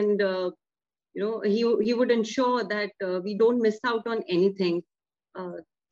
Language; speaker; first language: English; non-native, local second language; Hindi